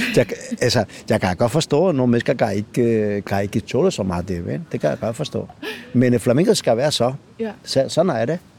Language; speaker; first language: Danish; non-native, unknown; Spanish